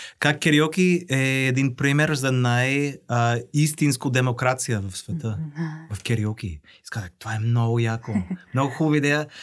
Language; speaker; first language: Bulgarian; non-native, fluent; English